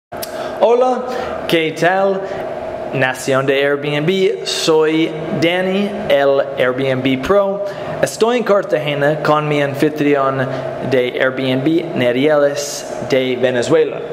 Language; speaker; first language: Spanish; non-native, learner; English